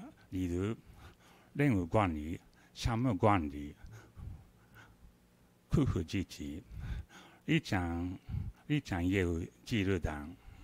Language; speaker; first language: Chinese; non-native, learner; Japanese